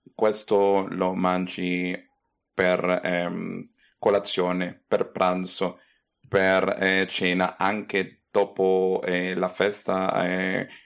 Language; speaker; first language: Italian; non-native, fluent; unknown